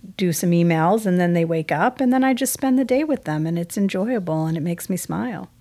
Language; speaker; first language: English; native; English